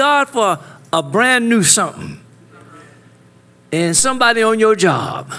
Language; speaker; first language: English; native; English